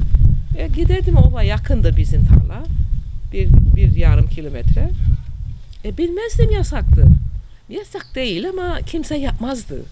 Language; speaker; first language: Turkish; non-native, fluent; English